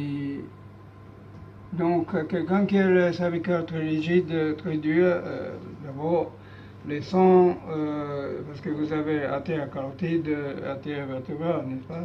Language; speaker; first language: French; non-native, learner; Japanese